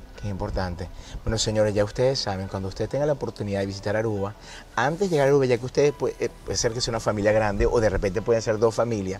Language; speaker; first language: Spanish; native; Spanish